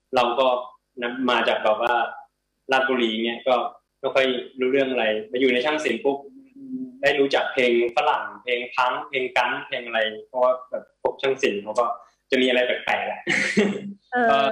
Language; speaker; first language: Thai; native; Thai